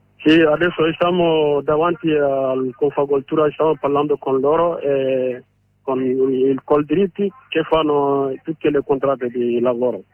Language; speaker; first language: Italian; non-native, learner; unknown